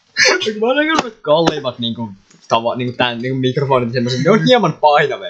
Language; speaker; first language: Finnish; native; Finnish